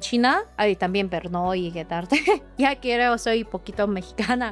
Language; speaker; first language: Spanish; non-native, learner; Chinese